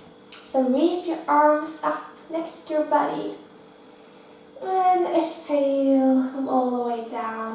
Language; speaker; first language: English; non-native, fluent; Norwegian